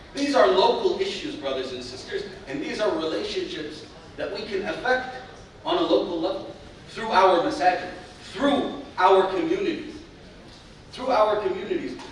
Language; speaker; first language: English; native; English